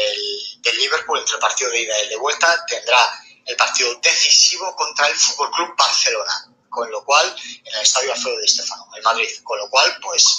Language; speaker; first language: Spanish; native; Spanish